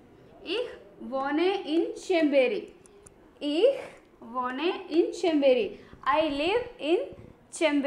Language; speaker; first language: German; non-native, learner; Malayalam